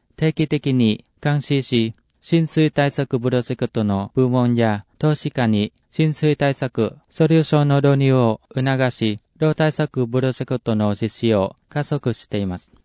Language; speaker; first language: Japanese; non-native, fluent; Vietnamese